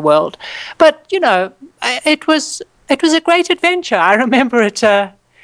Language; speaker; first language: English; native; English